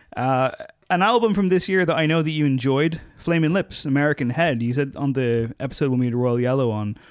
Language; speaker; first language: English; native; English